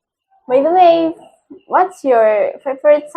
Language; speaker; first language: English; non-native, local second language; Indonesian